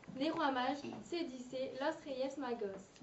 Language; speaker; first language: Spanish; non-native, learner; French